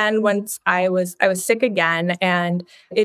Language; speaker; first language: English; native; English